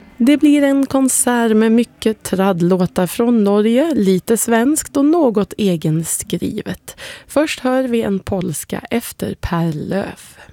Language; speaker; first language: Swedish; native; Swedish